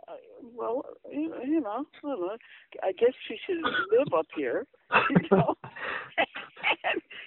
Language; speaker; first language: English; native; English